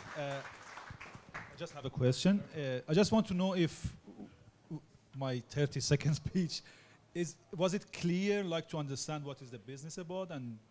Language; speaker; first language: English; non-native, fluent; Portuguese